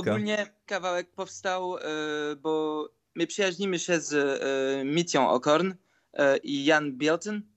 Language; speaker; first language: Polish; early bilingual, heritage; Polish